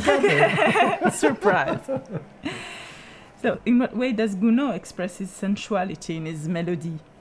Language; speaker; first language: English; non-native, fluent; Italian